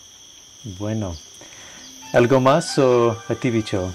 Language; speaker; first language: Spanish; non-native, learner; English